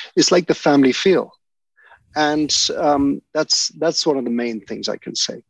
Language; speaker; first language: English; native; English